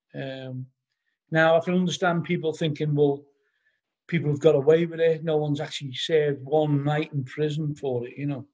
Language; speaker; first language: English; native; English